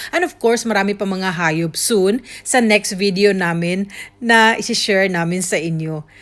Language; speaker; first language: Filipino; native; Filipino